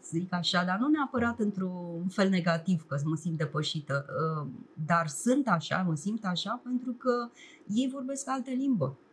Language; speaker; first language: Romanian; native; Romanian